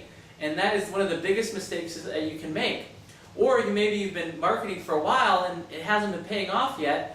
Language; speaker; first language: English; native; English